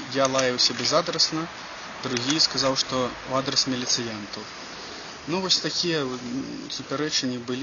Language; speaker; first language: Belarusian; non-native, local second language; Russian